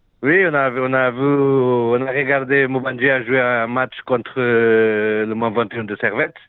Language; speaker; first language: French; non-native, learner; Portuguese